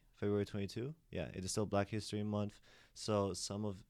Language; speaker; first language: English; native; English